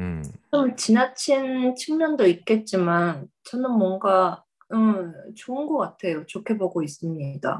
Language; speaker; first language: Korean; early bilingual, heritage; Korean